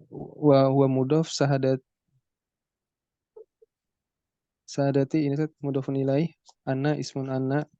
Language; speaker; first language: Arabic; non-native, learner; Indonesian